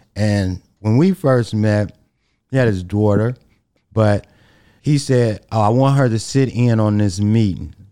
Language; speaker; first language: English; native; English